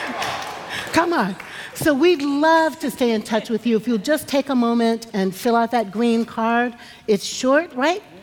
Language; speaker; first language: English; native; English